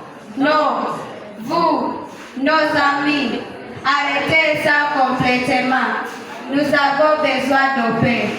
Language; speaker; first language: French; non-native, learner; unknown